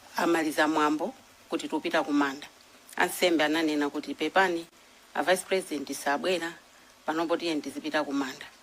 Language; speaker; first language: Nyanja; non-native, local second language; Tumbuka